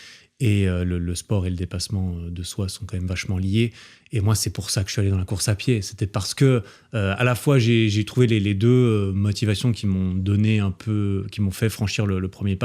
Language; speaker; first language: French; native; French